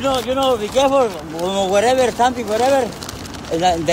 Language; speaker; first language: English; non-native, learner; Spanish